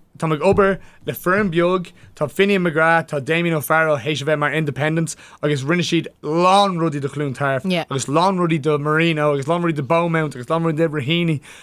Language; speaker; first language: Irish; non-native, local second language; English